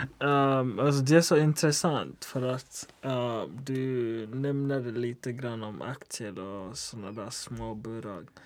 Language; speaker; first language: Swedish; non-native, local second language; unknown